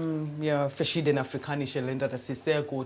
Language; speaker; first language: German; non-native, learner; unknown